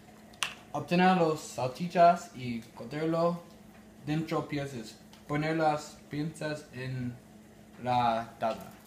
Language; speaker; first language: Spanish; non-native, learner; English